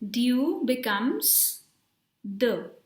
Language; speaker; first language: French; non-native, fluent; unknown